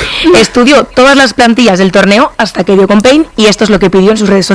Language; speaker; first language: Spanish; native; Spanish